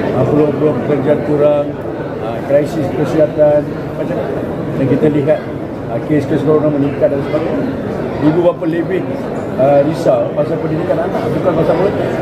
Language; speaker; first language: Malay; non-native, local second language; Tamil